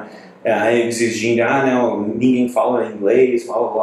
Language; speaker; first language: Portuguese; non-native, fluent; English